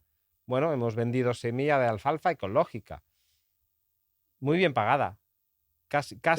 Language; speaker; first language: Spanish; native; Spanish